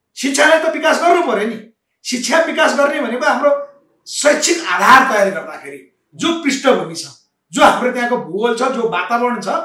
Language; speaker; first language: Nepali; native; Nepali